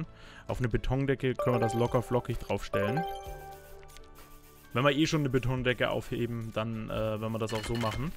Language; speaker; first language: German; native; German